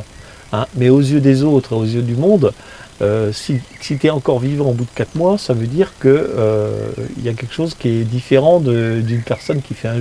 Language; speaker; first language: French; native; French